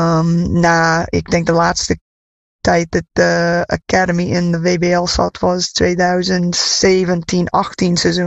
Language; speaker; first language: Dutch; non-native, fluent; English